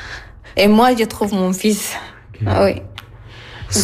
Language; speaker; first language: French; non-native, learner; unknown